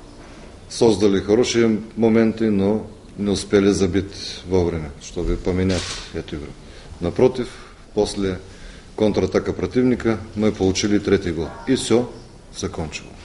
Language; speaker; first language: Russian; non-native, fluent; Bulgarian